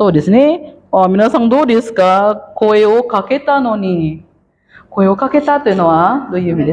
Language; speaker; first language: Japanese; non-native, fluent; Indonesian